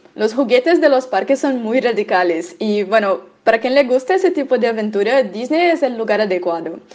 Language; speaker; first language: Spanish; non-native, fluent; Portuguese